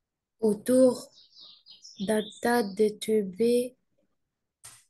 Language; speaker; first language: French; non-native, learner; Arabic